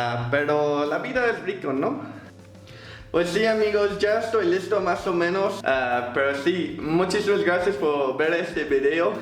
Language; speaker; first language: Spanish; non-native, fluent; English